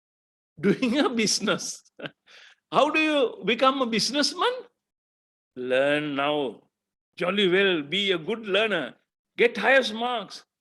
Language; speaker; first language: English; non-native, fluent; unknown